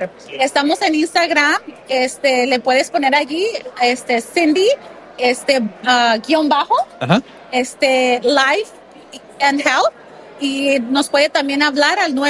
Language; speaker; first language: Spanish; early bilingual, heritage; Spanish